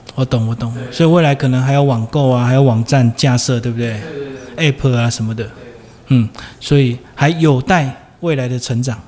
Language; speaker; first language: Chinese; native; Chinese